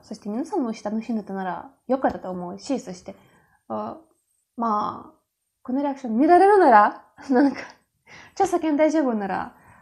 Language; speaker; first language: Japanese; non-native, learner; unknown